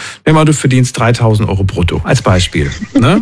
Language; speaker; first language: German; native; German